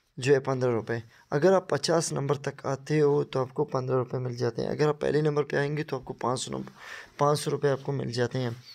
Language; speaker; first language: Urdu; non-native, local second language; Baluchi